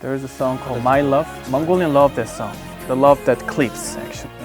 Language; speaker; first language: English; non-native, fluent; Korean